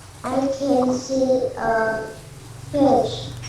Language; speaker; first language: English; non-native, learner; Vietnamese